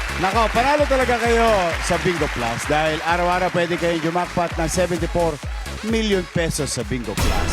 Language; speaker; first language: Filipino; native; Filipino